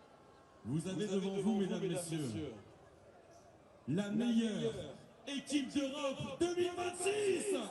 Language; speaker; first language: French; native; French